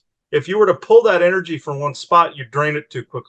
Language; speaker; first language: English; native; English